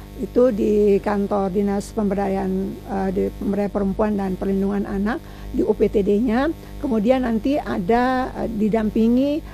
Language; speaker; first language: Indonesian; native; Indonesian